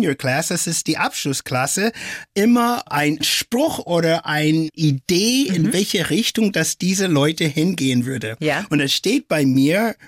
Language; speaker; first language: German; non-native, fluent; English